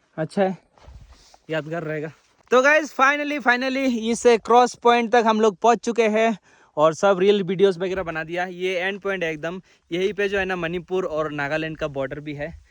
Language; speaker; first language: Hindi; non-native, local second language; Bangla